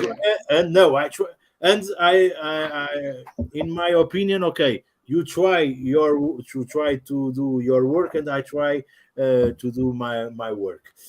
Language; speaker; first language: English; non-native, learner; Portuguese